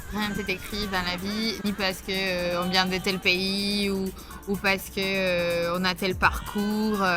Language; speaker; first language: French; non-native, fluent; Spanish